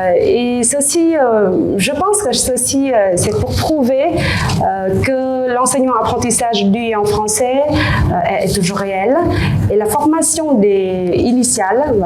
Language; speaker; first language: French; non-native, fluent; Vietnamese